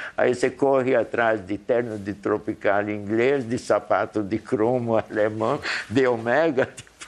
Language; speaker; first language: Portuguese; early bilingual, other home language; Hungarian